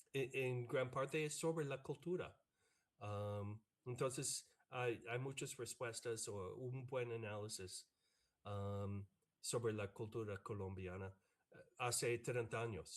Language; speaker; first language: Spanish; non-native, fluent; English